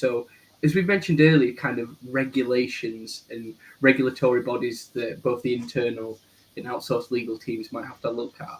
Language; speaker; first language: English; native; English